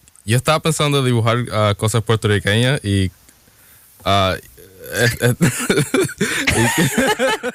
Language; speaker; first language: Spanish; non-native, learner; English